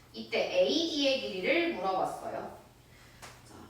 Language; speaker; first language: Korean; native; Korean